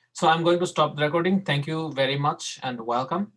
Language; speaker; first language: English; non-native, local second language; Bangla